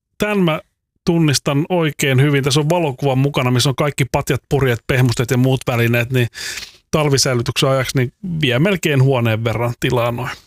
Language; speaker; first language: Finnish; native; Finnish